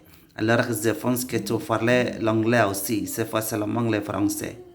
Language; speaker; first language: French; non-native, learner; Indonesian